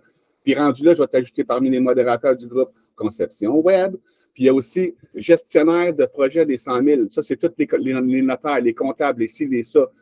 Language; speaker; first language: French; native; French